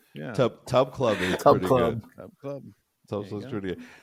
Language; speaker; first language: English; native; English